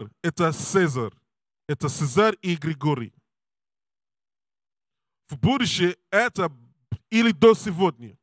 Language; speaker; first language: Russian; non-native, learner; English